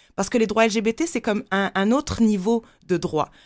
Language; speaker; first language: French; non-native, local second language; Arabic